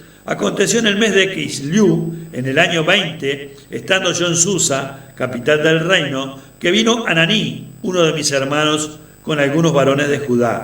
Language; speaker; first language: Spanish; native; Spanish